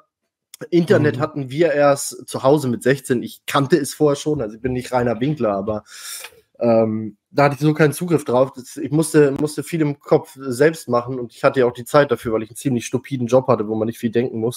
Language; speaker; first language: German; native; German